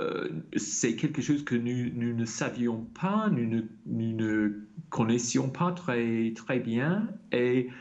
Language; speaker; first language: French; non-native, fluent; English